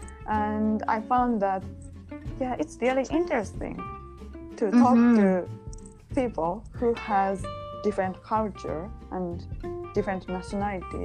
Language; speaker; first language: English; non-native, learner; Japanese